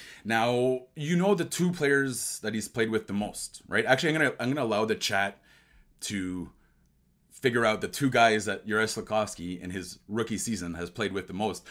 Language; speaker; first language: English; native; English